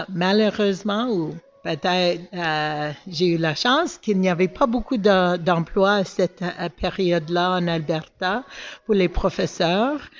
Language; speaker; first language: French; non-native, local second language; English